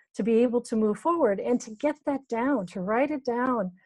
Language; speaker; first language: English; native; English